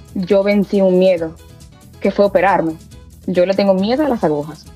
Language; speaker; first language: Spanish; early bilingual, heritage; Spanish